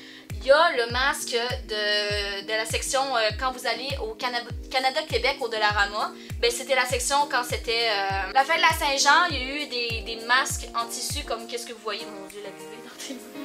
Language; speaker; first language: French; native; French